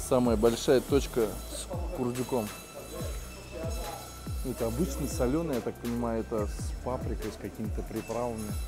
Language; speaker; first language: Russian; native; Russian